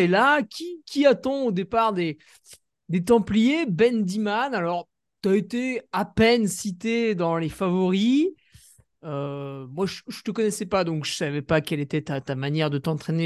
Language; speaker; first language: French; native; French